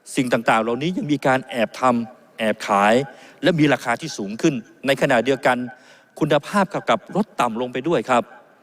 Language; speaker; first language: Thai; native; Thai